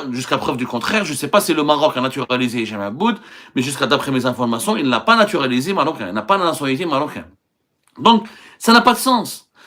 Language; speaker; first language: French; non-native, local second language; Arabic